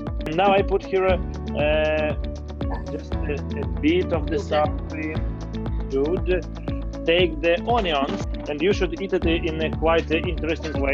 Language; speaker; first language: English; non-native, fluent; Ukrainian